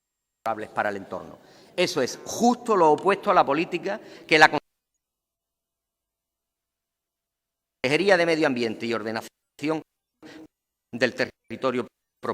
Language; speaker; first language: Spanish; native; Spanish